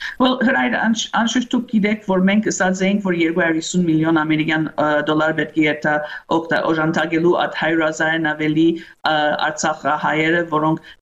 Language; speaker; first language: Armenian; early bilingual, heritage; Armenian